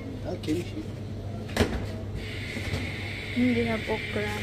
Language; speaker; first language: English; non-native, local second language; Filipino